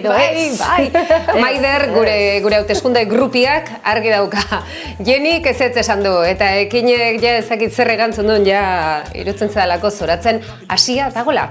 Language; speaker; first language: Basque; native; Basque